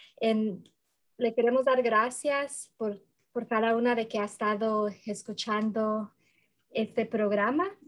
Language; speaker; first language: Spanish; early bilingual, heritage; Spanish